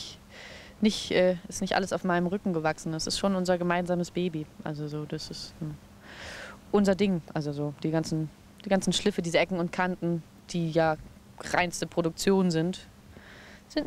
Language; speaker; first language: German; native; German